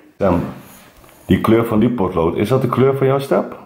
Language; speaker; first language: Dutch; native; Dutch